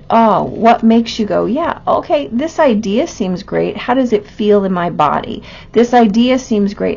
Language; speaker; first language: English; native; English